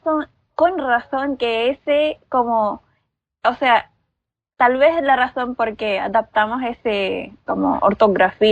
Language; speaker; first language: Spanish; non-native, learner; Filipino